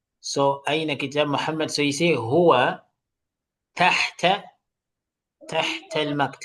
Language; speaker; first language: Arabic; non-native, fluent; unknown